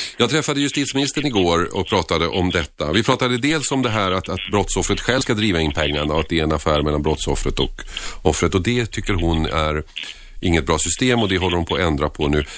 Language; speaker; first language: Swedish; early bilingual, other home language; Finnish